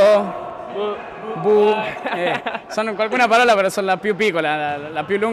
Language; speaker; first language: Italian; non-native, learner; Spanish